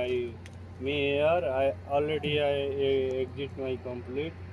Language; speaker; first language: English; non-native, learner; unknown